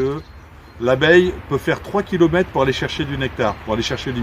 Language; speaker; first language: French; native; French